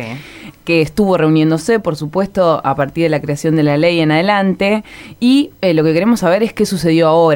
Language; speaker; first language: Spanish; native; Spanish